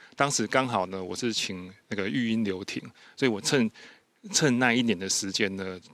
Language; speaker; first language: Chinese; native; Chinese